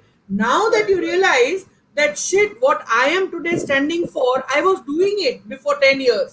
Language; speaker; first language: English; non-native, local second language; Gujarati